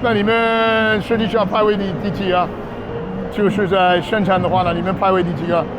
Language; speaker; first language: Chinese; non-native, fluent; English